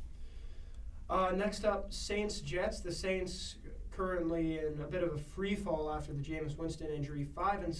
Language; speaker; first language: English; native; English